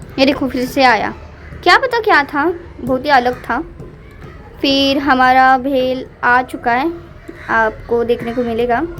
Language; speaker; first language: Hindi; non-native, local second language; Marathi